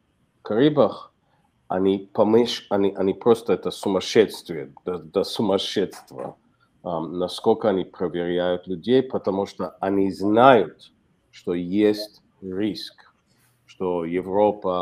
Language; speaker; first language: Russian; non-native, fluent; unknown